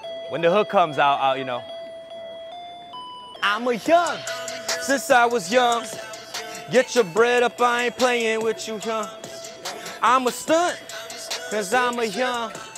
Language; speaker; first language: English; early bilingual, other home language; Korean